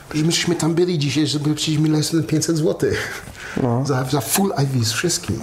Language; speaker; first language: Polish; early bilingual, heritage; Polish